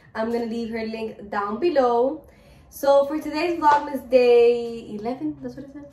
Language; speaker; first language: English; native; English